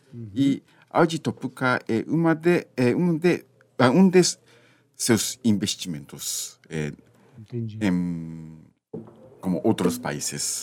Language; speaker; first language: Portuguese; non-native, learner; Japanese